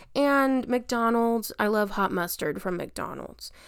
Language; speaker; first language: English; native; English